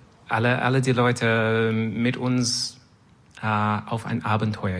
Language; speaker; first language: German; non-native, learner; French